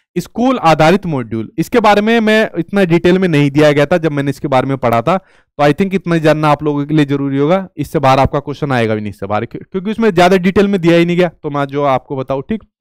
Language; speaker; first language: Hindi; native; Hindi